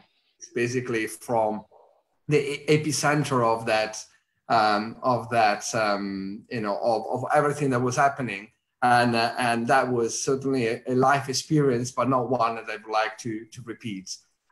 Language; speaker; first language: English; non-native, fluent; Italian